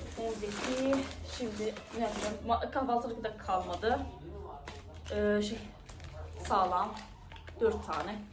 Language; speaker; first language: Turkish; non-native, fluent; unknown